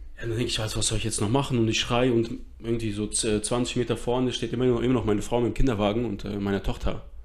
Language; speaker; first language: German; early bilingual, other home language; Russian